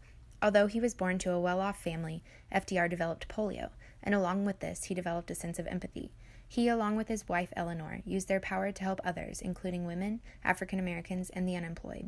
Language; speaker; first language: English; native; English